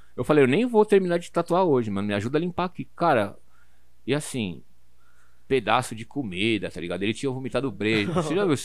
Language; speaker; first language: Portuguese; native; Portuguese